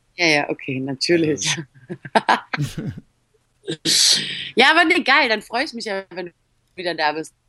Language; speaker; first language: German; early bilingual, other home language; Polish